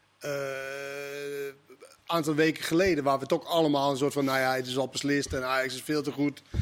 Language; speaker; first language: Dutch; native; Dutch